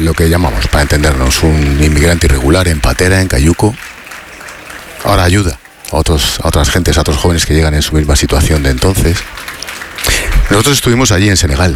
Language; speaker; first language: Spanish; native; Spanish